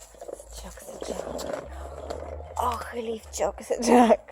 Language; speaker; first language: Turkish; non-native, learner; Russian